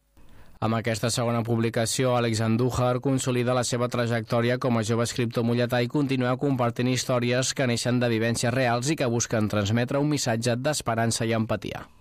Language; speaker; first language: Catalan; native; Catalan